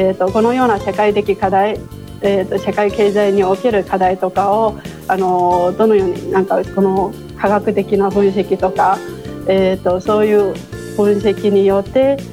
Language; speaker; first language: Japanese; non-native, fluent; Chinese